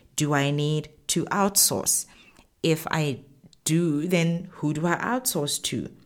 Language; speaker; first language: English; non-native, local second language; Tswana